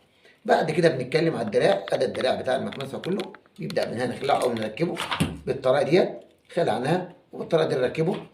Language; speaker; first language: Arabic; native; Arabic